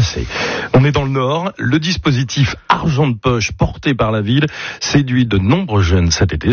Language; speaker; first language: French; native; French